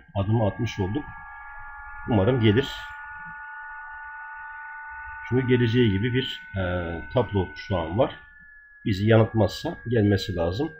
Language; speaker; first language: Turkish; native; Turkish